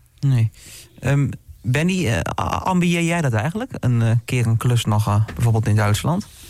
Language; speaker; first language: Dutch; native; Dutch